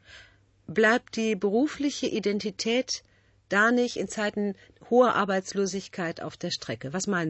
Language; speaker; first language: German; native; German